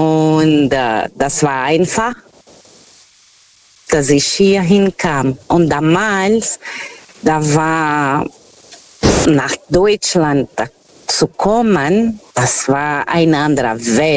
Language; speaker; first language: German; non-native, fluent; Portuguese